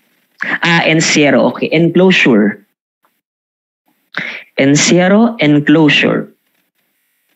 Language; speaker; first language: Spanish; non-native, fluent; Filipino